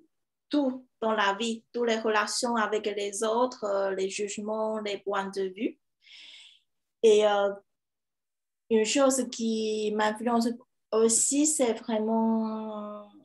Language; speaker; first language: French; non-native, fluent; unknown